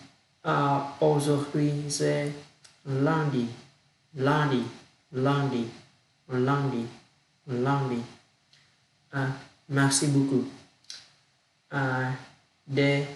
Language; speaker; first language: French; non-native, learner; Vietnamese